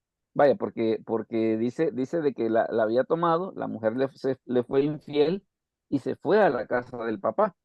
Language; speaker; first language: Spanish; native; Spanish